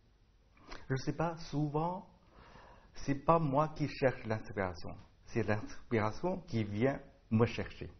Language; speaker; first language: French; non-native, learner; Chinese